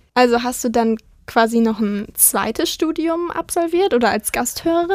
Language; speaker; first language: German; native; German